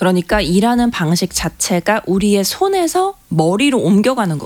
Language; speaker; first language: Korean; native; Korean